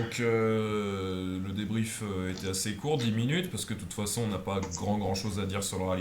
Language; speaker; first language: French; native; French